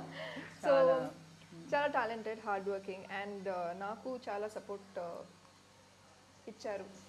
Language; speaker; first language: Telugu; non-native, learner; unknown